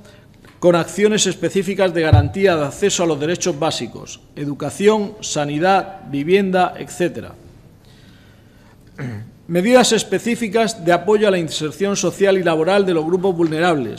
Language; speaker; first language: Spanish; native; Spanish